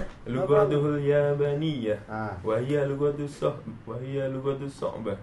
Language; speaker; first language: Arabic; non-native, learner; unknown